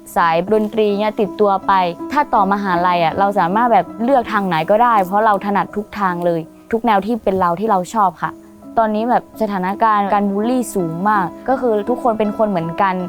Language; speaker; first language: Thai; non-native, local second language; Hmong